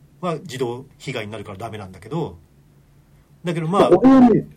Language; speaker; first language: Japanese; native; Japanese